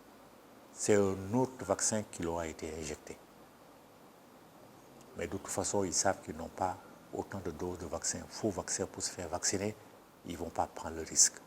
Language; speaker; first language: French; non-native, local second language; Bambara